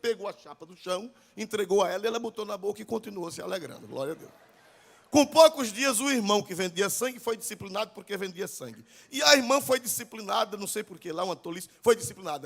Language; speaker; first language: Portuguese; native; Portuguese